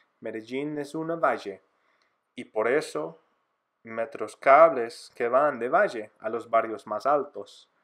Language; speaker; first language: Spanish; non-native, fluent; English